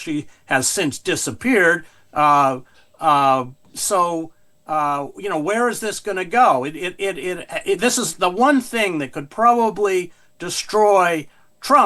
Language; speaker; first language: English; native; English